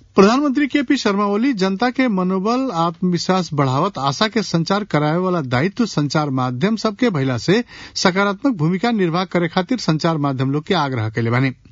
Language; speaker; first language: Bhojpuri; non-native, local second language; Nepali